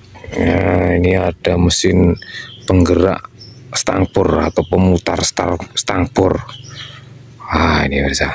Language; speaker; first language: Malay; non-native, local second language; Javanese